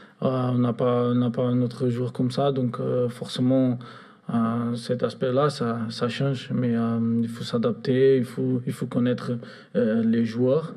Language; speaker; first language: French; non-native, fluent; Portuguese